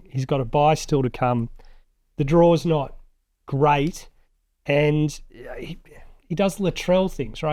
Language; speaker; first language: English; native; English